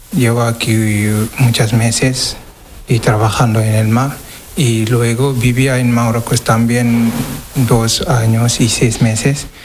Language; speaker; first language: Spanish; non-native, learner; Wolof